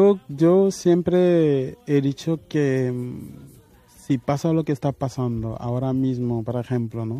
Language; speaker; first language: Spanish; non-native, fluent; Wolof